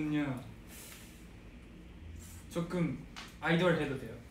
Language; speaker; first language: Korean; non-native, fluent; Japanese